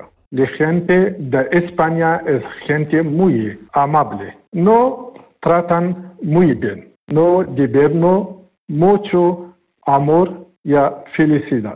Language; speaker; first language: Spanish; non-native, learner; Pashto